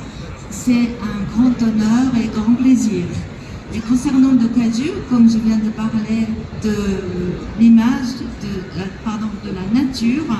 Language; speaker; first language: French; non-native, fluent; Japanese